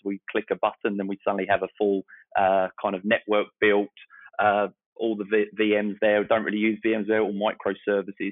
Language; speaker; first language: English; native; English